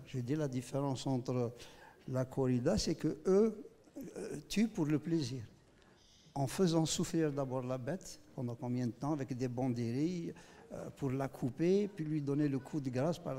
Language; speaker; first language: French; non-native, local second language; Kabyle